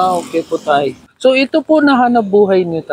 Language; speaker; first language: Filipino; non-native, learner; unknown